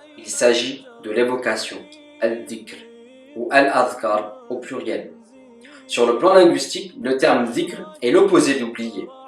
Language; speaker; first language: French; native; French